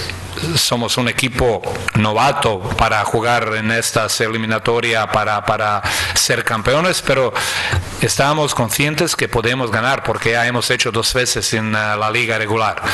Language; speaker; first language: Spanish; non-native, fluent; Croatian